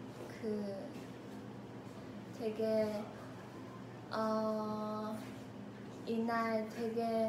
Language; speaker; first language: Korean; non-native, fluent; Chinese